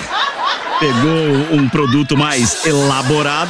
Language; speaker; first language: Portuguese; native; Portuguese